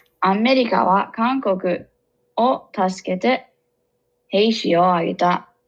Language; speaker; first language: Japanese; non-native, learner; English